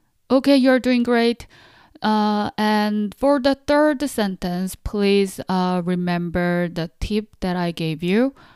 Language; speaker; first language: English; non-native, fluent; Korean